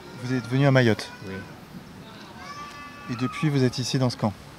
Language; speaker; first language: French; native; French